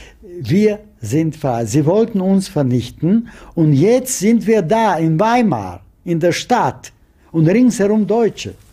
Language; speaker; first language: German; non-native, fluent; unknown